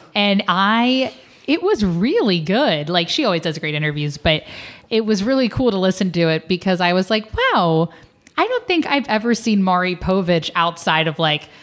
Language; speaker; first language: English; native; English